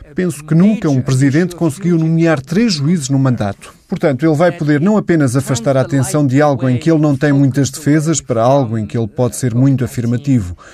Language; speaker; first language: Portuguese; non-native, fluent; English